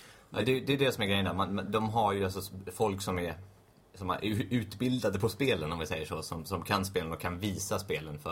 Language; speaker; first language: Swedish; native; Swedish